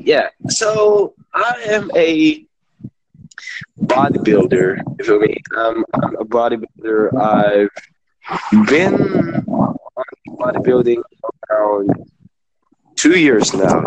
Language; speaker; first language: English; non-native, local second language; Hiligaynon